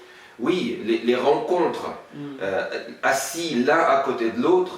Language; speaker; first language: French; non-native, local second language; Arabic